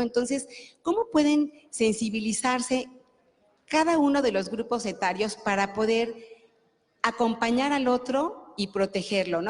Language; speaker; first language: Spanish; native; Spanish